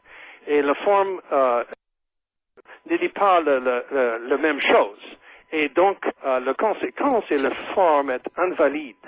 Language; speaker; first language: French; non-native, fluent; English